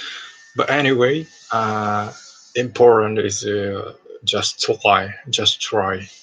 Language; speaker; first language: English; non-native, learner; Japanese